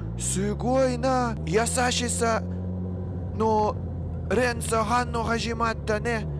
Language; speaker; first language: Japanese; non-native, learner; Russian